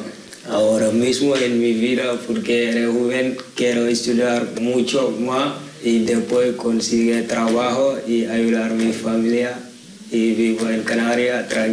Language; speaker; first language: Spanish; non-native, learner; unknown